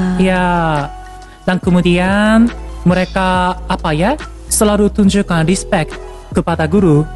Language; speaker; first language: Indonesian; non-native, fluent; Japanese